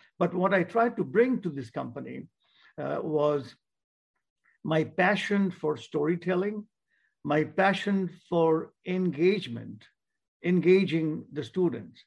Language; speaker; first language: English; non-native, local second language; Bangla